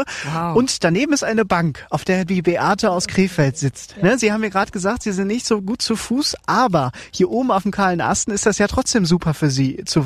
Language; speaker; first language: German; native; German